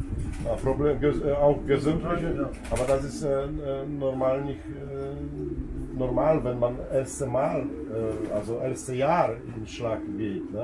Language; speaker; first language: German; non-native, fluent; Polish